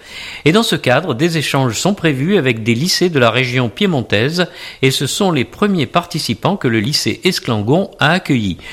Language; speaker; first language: French; native; French